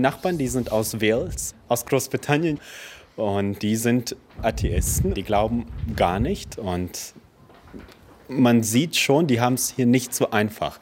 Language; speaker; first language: German; early bilingual, other home language; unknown